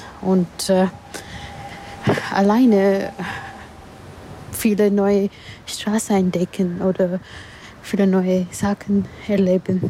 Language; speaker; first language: German; non-native, learner; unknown